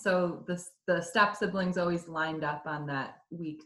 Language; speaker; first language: English; native; English